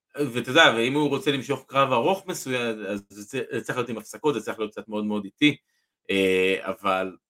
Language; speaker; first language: Hebrew; native; Hebrew